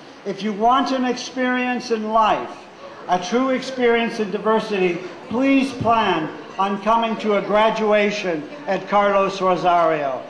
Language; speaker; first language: English; native; English